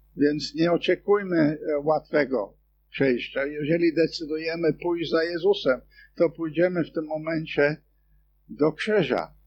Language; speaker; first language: Polish; non-native, fluent; English